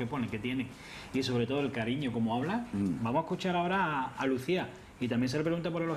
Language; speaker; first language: Spanish; native; Spanish